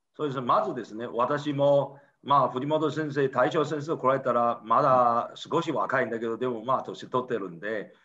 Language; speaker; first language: Japanese; non-native, fluent; Chinese